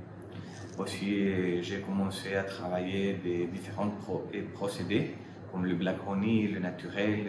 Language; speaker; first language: French; non-native, fluent; Spanish